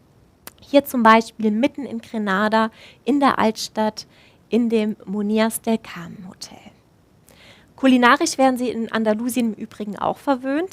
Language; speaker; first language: German; native; German